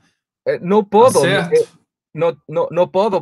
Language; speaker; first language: Portuguese; non-native, learner; Spanish